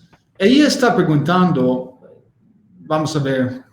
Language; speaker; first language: Spanish; non-native, learner; English